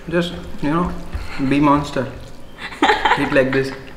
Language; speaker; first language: English; non-native, local second language; Hindi